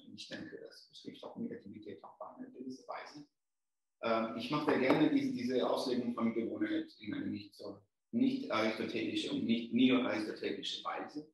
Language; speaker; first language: German; non-native, fluent; Italian